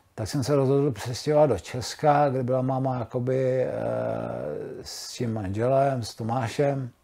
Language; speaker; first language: Czech; early bilingual, other home language; Spanish